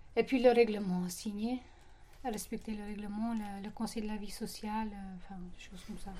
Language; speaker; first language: French; non-native, fluent; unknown